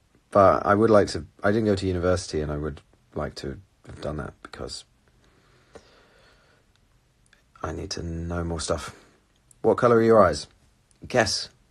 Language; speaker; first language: English; native; English